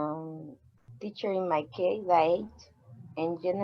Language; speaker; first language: English; non-native, learner; Spanish